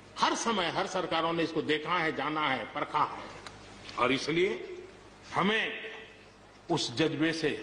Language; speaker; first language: Hindi; non-native, local second language; Gujarati